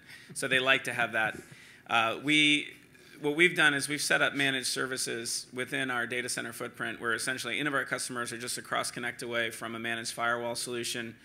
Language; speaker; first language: English; native; English